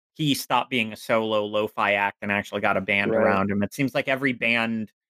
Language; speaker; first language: English; native; English